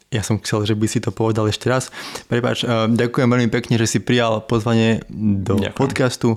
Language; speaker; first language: Slovak; native; Slovak